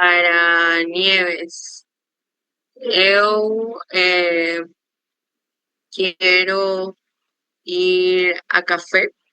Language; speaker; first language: Portuguese; non-native, learner; Spanish